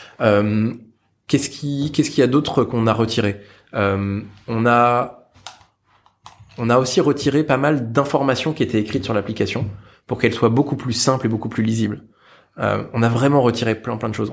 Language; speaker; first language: French; native; French